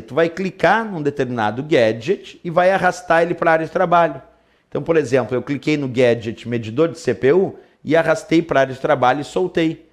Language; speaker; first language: Portuguese; native; Portuguese